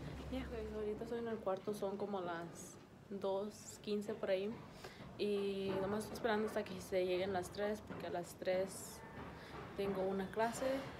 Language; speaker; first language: Spanish; early bilingual, heritage; Spanish